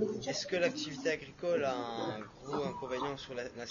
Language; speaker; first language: French; native; French